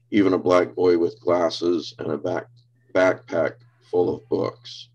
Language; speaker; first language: English; native; English